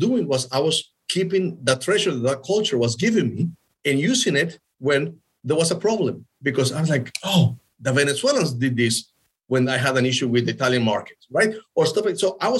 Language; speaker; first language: English; non-native, fluent; Spanish